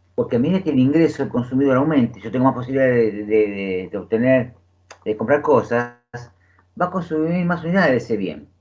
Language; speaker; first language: Spanish; native; Spanish